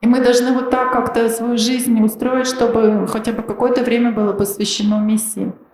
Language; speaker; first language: Russian; native; Russian